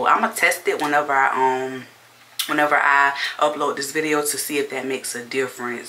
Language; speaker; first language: English; native; English